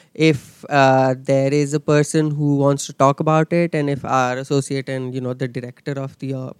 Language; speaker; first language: English; non-native, local second language; Hindi